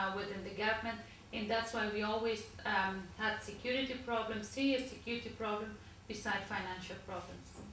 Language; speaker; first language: English; non-native, learner; Persian